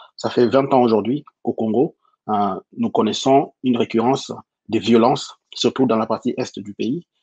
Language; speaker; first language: French; non-native, local second language; Lingala